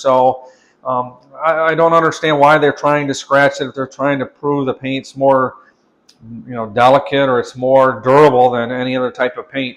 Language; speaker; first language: English; native; English